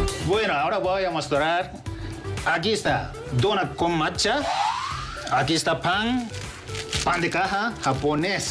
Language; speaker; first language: Spanish; non-native, fluent; Japanese